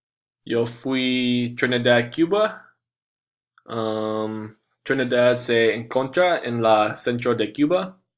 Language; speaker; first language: Spanish; non-native, learner; English